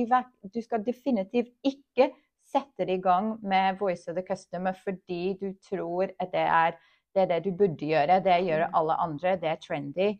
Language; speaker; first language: Norwegian; non-native, fluent; English